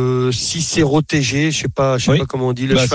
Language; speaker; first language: French; native; French